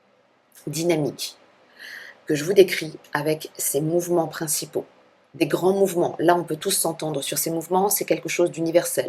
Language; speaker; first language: French; native; French